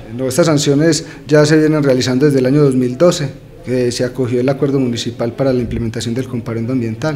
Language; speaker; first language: Spanish; native; Spanish